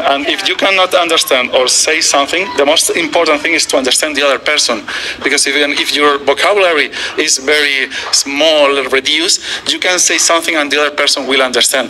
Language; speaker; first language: English; non-native, fluent; Spanish